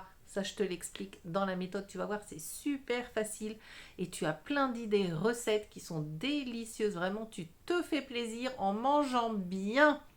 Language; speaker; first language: French; native; French